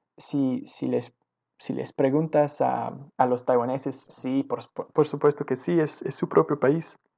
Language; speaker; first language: Spanish; non-native, learner; English